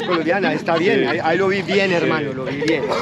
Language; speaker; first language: Spanish; native; Spanish